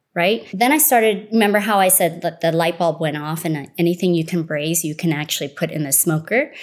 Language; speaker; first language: English; early bilingual, other home language; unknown